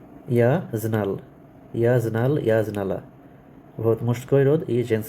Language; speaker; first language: Russian; non-native, learner; Bangla